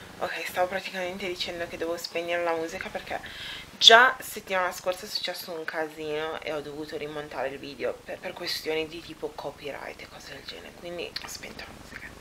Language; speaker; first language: Italian; early bilingual, other home language; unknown